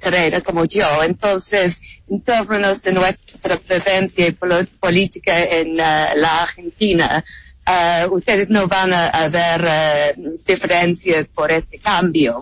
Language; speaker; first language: Spanish; non-native, fluent; English